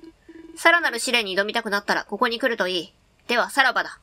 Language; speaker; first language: Japanese; native; Japanese